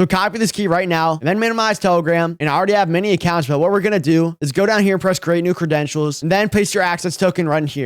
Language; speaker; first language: English; native; English